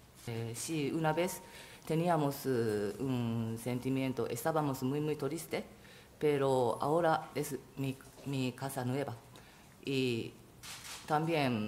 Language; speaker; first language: Spanish; non-native, fluent; Japanese